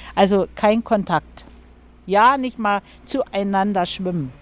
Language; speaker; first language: German; native; German